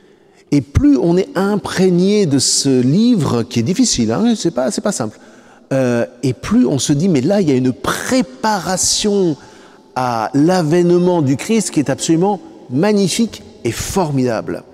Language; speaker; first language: French; native; French